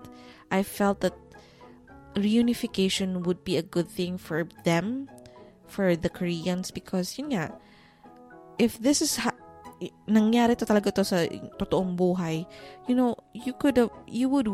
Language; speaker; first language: English; non-native, local second language; Filipino